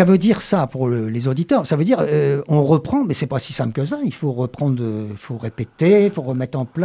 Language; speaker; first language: French; native; French